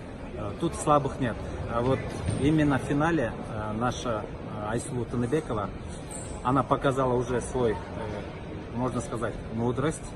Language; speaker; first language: Russian; non-native, local second language; Kyrgyz